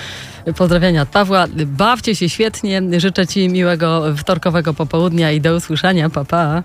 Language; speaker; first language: Polish; native; Polish